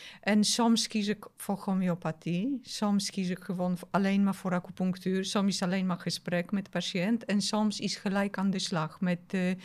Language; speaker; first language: Dutch; non-native, fluent; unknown